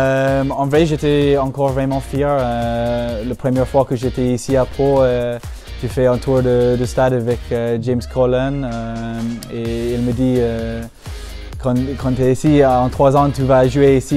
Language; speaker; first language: French; non-native, fluent; English